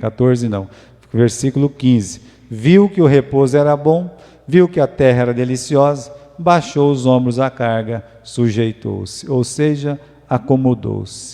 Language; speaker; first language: Portuguese; native; Portuguese